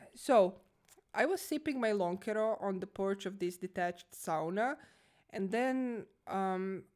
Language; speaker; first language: English; non-native, fluent; Croatian